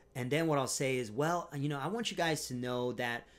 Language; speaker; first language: English; non-native, fluent; Romanian